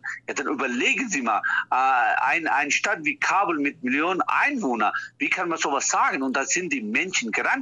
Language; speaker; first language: German; non-native, fluent; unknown